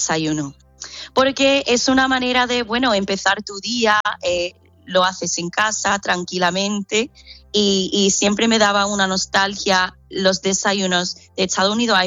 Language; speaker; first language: Spanish; non-native, fluent; English